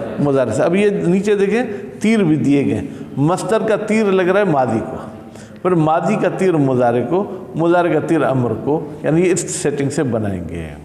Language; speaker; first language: Urdu; non-native, local second language; Sindhi